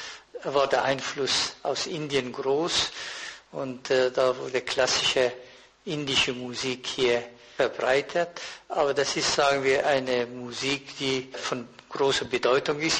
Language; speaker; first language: German; non-native, fluent; Persian